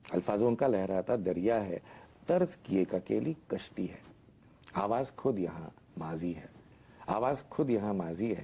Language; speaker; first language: Hindi; non-native, local second language; Marathi